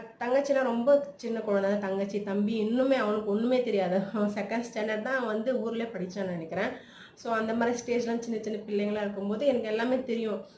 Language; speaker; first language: Tamil; non-native, local second language; Telugu